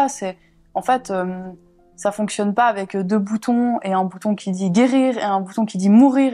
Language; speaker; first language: French; native; French